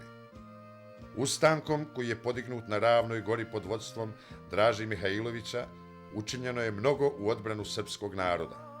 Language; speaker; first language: Bosnian; native; Bosnian